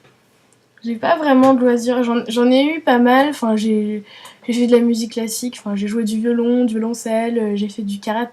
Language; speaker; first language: French; early bilingual, other home language; Vietnamese